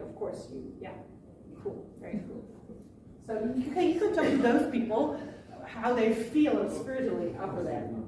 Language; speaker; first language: English; non-native, fluent; German